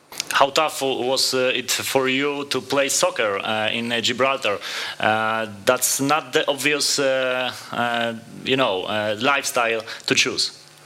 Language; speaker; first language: English; non-native, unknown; Polish